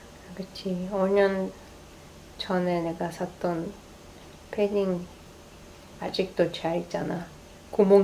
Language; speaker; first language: Korean; non-native, fluent; Russian